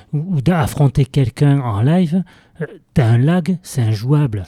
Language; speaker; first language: French; native; French